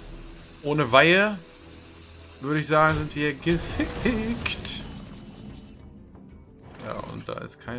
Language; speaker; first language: German; native; German